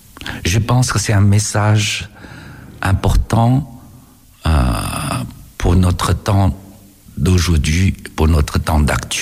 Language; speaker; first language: French; non-native, fluent; Chinese